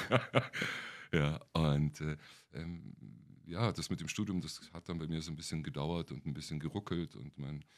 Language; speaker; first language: German; native; German